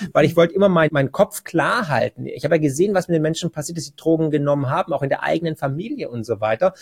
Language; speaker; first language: German; native; German